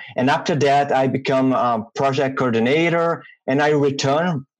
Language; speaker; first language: English; non-native, learner; Portuguese